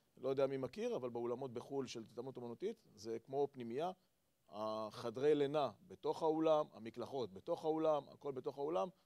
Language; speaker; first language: Hebrew; native; Hebrew